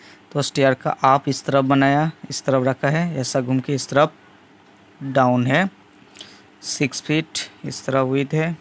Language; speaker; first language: Hindi; non-native, local second language; Bangla